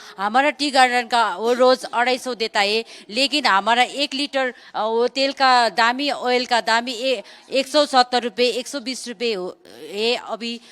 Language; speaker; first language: Hindi; non-native, local second language; Nepali